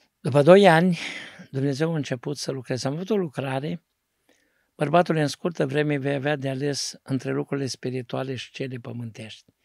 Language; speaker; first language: Romanian; native; Romanian